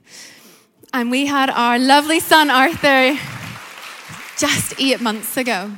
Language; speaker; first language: English; native; English